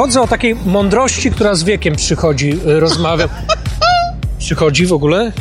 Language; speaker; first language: Polish; native; Polish